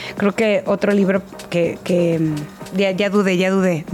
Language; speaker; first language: Spanish; native; Spanish